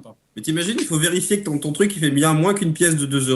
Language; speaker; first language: French; native; French